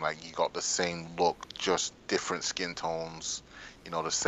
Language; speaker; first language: English; native; English